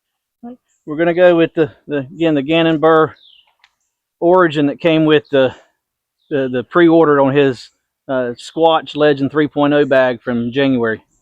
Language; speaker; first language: English; native; English